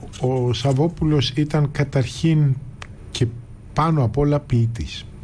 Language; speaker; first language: Greek; native; Greek